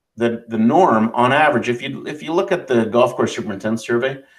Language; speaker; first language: English; native; English